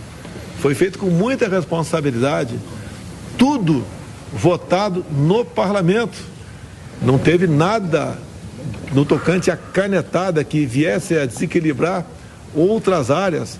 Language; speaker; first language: Portuguese; native; Portuguese